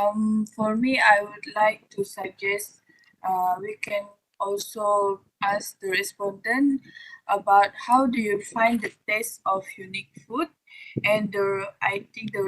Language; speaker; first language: English; non-native, learner; Malay